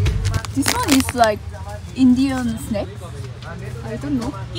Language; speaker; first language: English; non-native, learner; Korean